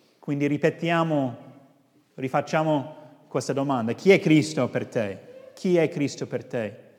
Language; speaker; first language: Italian; non-native, fluent; English